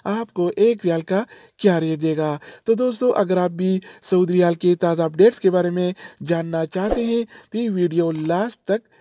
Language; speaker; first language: Urdu; non-native, local second language; Pashto